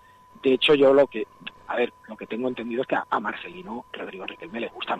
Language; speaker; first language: Spanish; native; Spanish